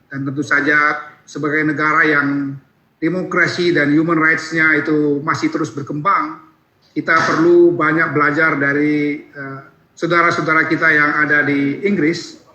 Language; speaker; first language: Indonesian; native; Indonesian